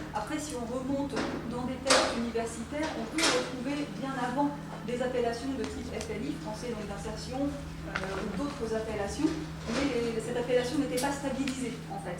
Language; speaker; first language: French; native; French